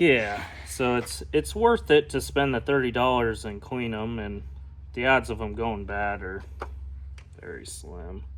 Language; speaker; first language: English; native; English